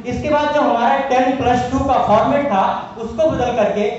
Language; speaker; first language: Hindi; native; Hindi